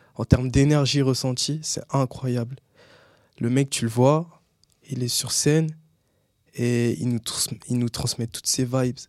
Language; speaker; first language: French; native; French